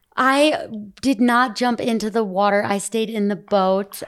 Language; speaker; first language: English; native; English